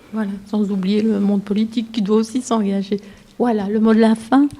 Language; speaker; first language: French; native; French